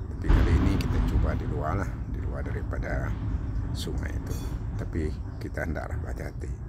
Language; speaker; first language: Malay; non-native, local second language; Iban